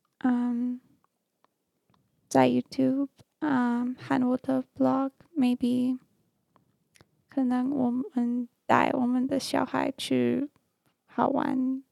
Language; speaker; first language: Chinese; non-native, learner; English